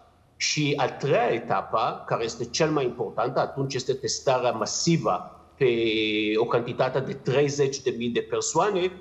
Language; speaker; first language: Romanian; non-native, learner; Hebrew